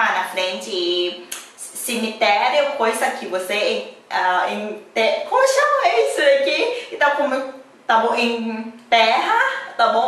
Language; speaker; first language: Portuguese; non-native, learner; Thai